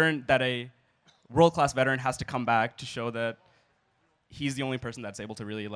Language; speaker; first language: English; native; English